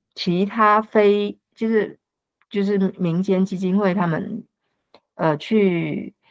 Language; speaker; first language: Chinese; non-native, fluent; Cantonese